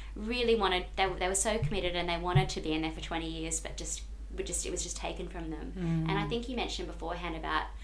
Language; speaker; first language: English; native; English